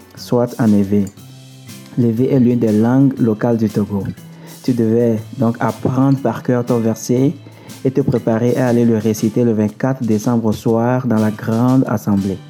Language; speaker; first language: French; non-native, local second language; Ewe